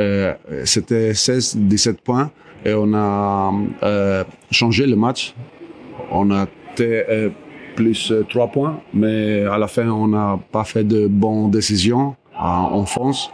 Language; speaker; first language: French; non-native, fluent; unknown